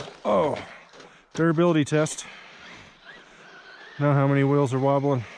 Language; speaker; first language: English; native; English